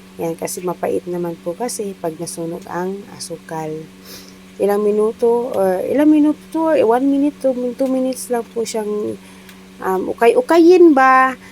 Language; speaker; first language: Filipino; non-native, local second language; Iloko